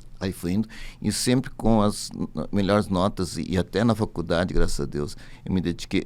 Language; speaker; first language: Portuguese; early bilingual, other home language; Japanese